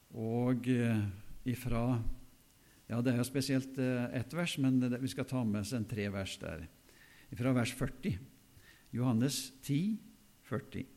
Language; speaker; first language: Norwegian; native; Norwegian